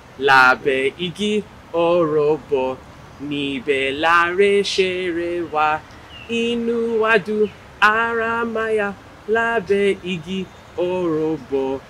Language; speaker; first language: Yoruba; early bilingual, heritage; Yoruba